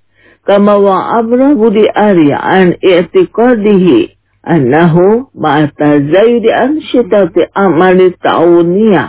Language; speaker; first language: Arabic; non-native, fluent; Indonesian